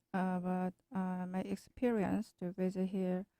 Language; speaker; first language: English; non-native, learner; Korean